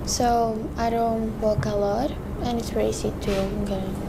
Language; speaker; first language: English; non-native, learner; Spanish